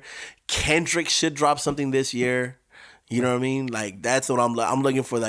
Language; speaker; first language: English; native; English